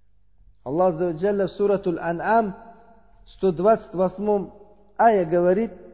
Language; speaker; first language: Russian; non-native, fluent; Uzbek